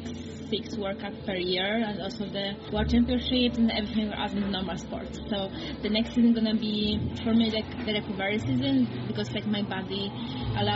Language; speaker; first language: English; non-native, fluent; Polish